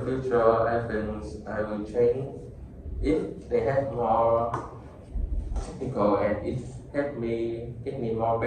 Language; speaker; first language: English; non-native, learner; Vietnamese